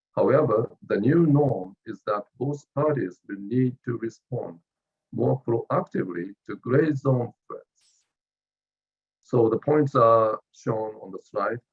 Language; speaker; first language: English; non-native, fluent; Japanese